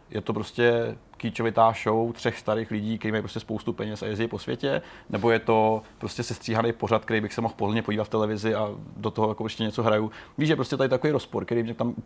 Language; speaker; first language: Czech; native; Czech